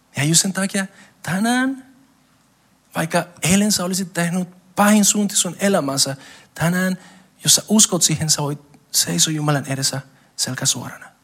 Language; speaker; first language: Finnish; non-native, fluent; Spanish